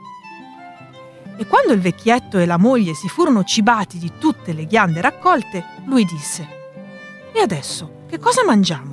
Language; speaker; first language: Italian; native; Italian